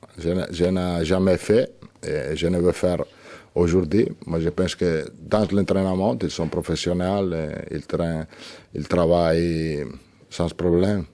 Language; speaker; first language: French; non-native, learner; Italian